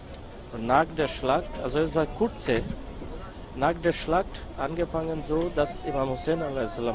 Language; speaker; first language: German; non-native, learner; Bangla